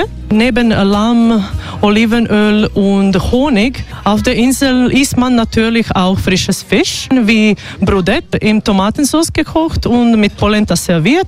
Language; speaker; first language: German; non-native, fluent; Croatian